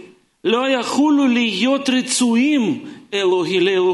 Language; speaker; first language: Hebrew; non-native, fluent; Russian